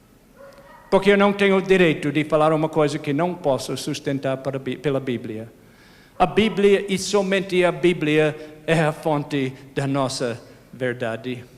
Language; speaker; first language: Portuguese; non-native, fluent; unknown